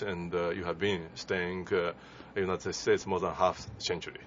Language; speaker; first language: English; non-native, fluent; Japanese